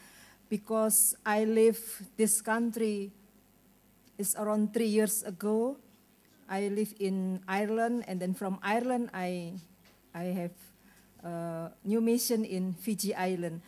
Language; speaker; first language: English; non-native, learner; Indonesian